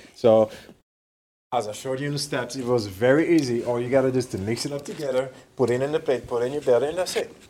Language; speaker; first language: English; non-native, fluent; Arabic